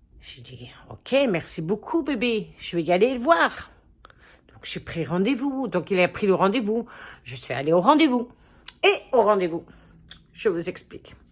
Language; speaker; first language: French; native; French